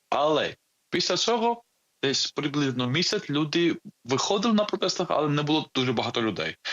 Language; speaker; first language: Ukrainian; non-native, fluent; Georgian